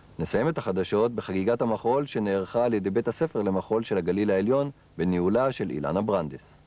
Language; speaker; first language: Hebrew; native; Hebrew